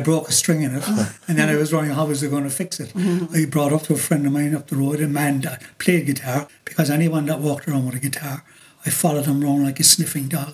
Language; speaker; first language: English; native; English